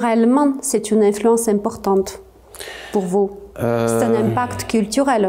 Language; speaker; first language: French; non-native, fluent; Armenian